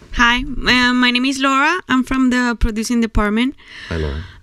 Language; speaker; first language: English; non-native, fluent; Chinese